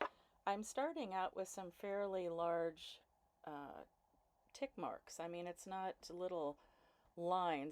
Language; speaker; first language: English; native; English